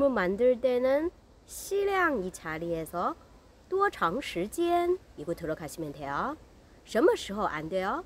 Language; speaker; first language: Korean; non-native, fluent; Chinese